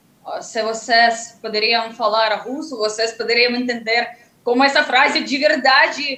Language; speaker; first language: Portuguese; non-native, fluent; Russian